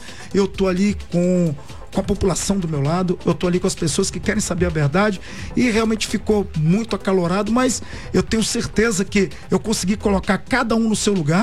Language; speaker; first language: Portuguese; native; Portuguese